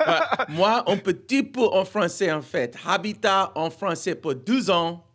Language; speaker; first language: French; non-native, learner; English